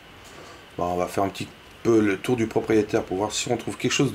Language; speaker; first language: French; native; French